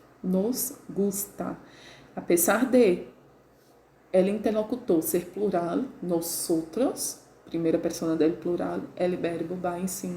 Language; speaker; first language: Spanish; non-native, learner; Portuguese